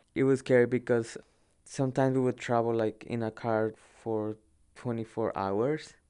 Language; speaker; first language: English; early bilingual, other home language; Spanish